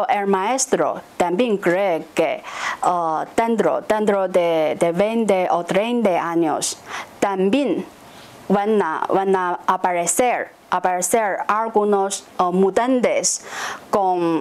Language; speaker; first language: Spanish; non-native, fluent; Chinese